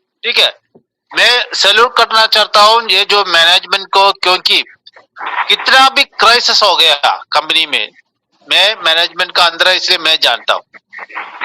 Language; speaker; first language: Hindi; non-native, local second language; Malayalam